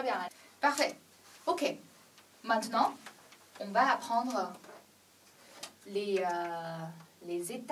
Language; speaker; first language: French; non-native, fluent; Chinese